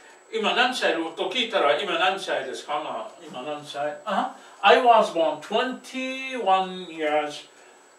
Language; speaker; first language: Japanese; non-native, fluent; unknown